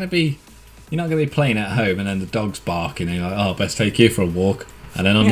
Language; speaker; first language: English; native; English